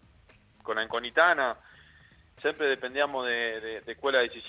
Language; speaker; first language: Italian; non-native, learner; Spanish